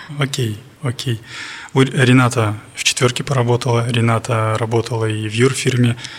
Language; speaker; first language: Russian; non-native, local second language; Kazakh